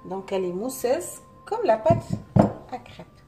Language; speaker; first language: French; non-native, local second language; Arabic